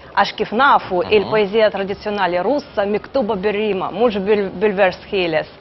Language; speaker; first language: Maltese; non-native, fluent; Russian